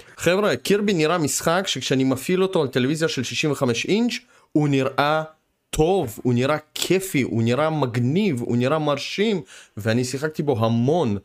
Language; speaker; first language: Hebrew; early bilingual, other home language; Russian